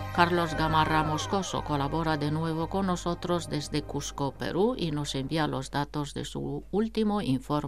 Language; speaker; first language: Spanish; non-native, fluent; Romanian